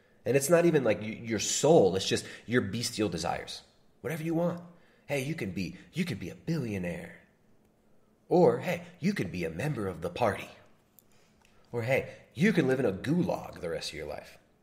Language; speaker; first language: English; native; English